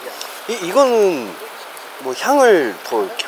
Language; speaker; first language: Korean; native; Korean